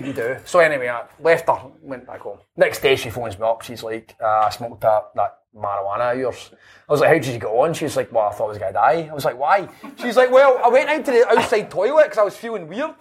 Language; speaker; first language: English; native; English